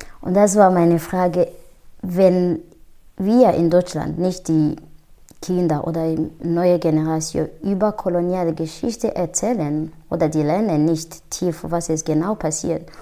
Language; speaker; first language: German; non-native, fluent; Kinyarwanda